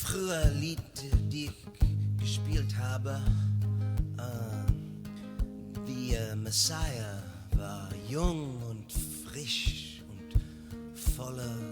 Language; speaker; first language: German; non-native, learner; English